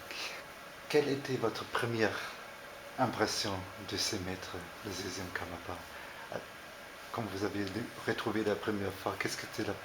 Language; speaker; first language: French; non-native, fluent; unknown